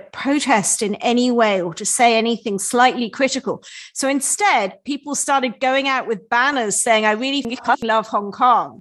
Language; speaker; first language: English; native; English